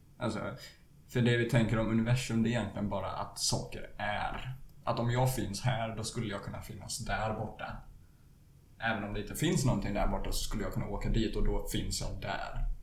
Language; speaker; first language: Swedish; native; Swedish